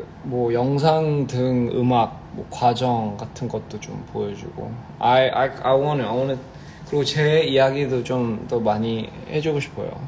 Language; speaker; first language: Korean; early bilingual, heritage; Korean